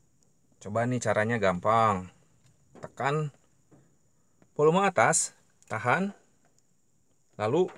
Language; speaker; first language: Indonesian; native; Indonesian